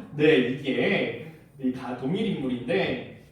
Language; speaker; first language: Korean; native; Korean